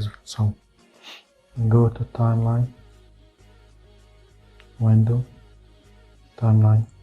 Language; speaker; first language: English; non-native, fluent; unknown